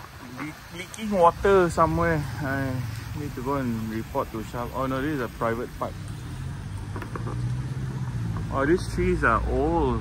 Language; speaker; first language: English; non-native, local second language; Malay